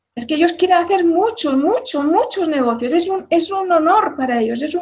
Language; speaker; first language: Spanish; native; Spanish